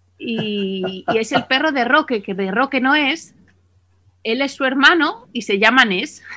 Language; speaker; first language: Spanish; native; Spanish